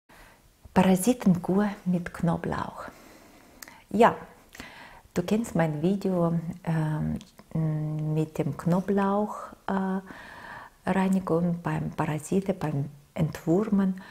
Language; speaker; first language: German; non-native, fluent; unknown